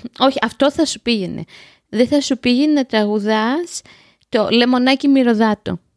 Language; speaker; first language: Greek; native; Greek